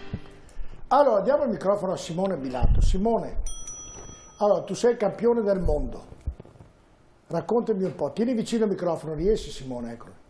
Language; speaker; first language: Italian; native; Italian